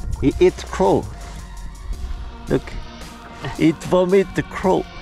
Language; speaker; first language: English; non-native, fluent; French